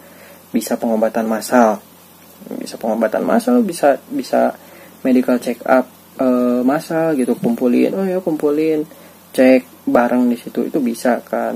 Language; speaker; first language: Indonesian; native; Indonesian